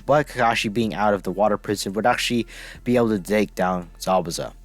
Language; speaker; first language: English; native; English